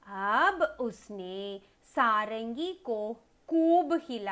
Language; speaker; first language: Hindi; non-native, local second language; Tamil